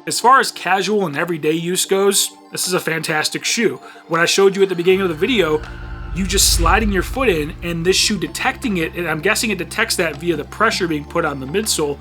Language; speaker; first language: English; native; English